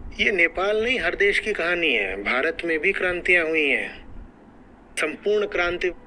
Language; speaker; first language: Hindi; native; Hindi